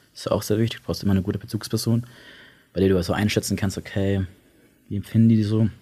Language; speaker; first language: German; early bilingual, other home language; Italian